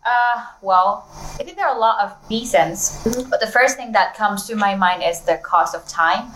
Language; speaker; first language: English; non-native, fluent; Chinese